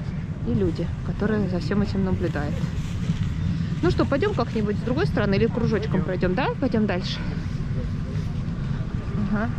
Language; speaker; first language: Russian; native; Russian